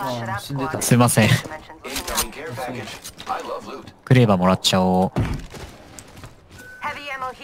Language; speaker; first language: Japanese; native; Japanese